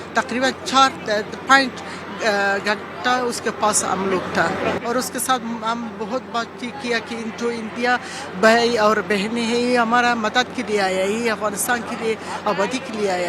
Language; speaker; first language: Hindi; non-native, fluent; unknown